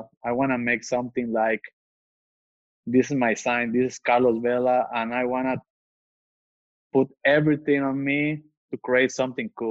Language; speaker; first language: English; non-native, fluent; Spanish